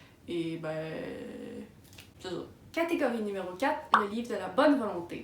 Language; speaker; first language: French; native; French